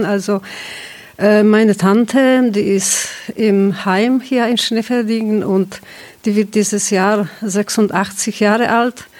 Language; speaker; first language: German; non-native, fluent; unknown